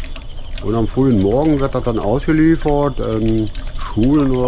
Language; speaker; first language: German; native; German